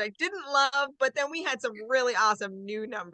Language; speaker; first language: English; native; English